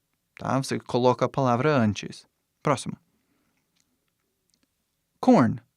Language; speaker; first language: Portuguese; non-native, fluent; English